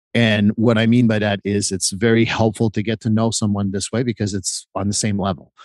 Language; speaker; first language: English; native; English